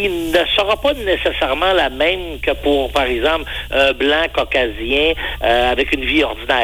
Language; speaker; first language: French; native; French